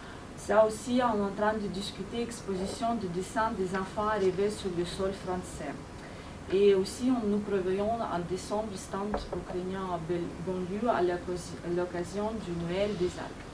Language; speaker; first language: French; non-native, fluent; Ukrainian